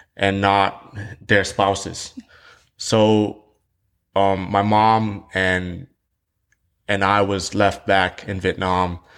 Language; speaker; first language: English; early bilingual, other home language; Vietnamese